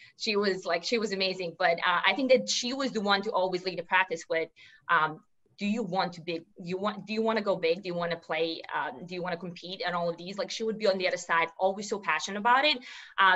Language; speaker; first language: English; non-native, fluent; Serbian